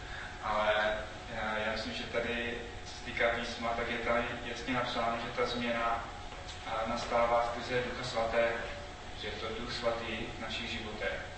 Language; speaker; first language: Czech; non-native, fluent; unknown